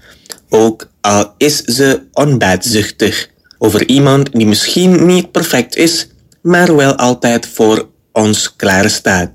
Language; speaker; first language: Dutch; non-native, fluent; Indonesian